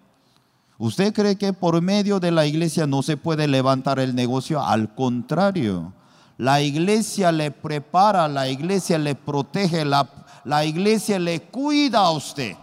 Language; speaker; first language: Spanish; non-native, learner; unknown